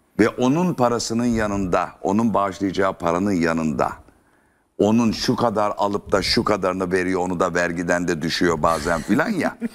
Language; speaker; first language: Turkish; native; Turkish